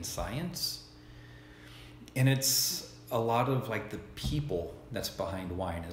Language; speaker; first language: English; native; English